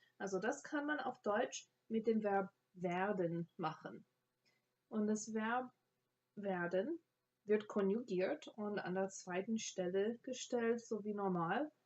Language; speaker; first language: German; non-native, fluent; English